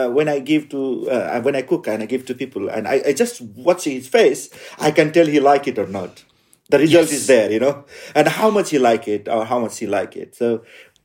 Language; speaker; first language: English; non-native, local second language; Nepali